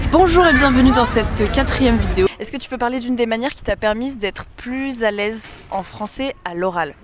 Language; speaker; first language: French; native; French